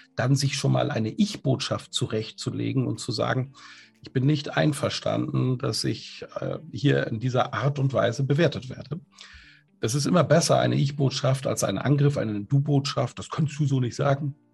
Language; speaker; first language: German; native; German